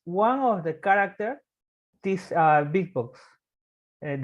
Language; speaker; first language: English; non-native, learner; Spanish